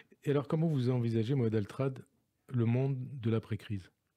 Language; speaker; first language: French; native; French